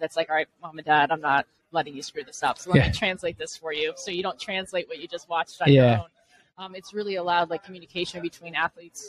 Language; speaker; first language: English; native; English